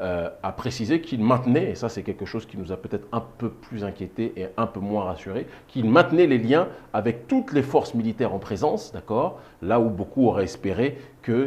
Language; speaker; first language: French; native; French